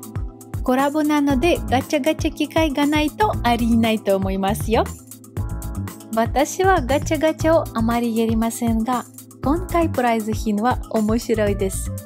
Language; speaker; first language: Japanese; non-native, fluent; Russian